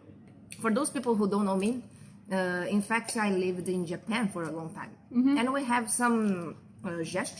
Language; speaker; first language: English; non-native, fluent; Portuguese